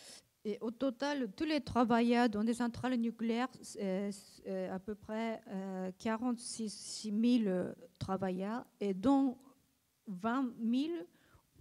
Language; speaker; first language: French; non-native, learner; Japanese